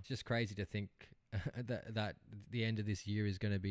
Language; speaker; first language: English; native; English